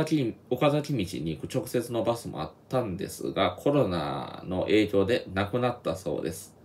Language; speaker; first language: Japanese; native; Japanese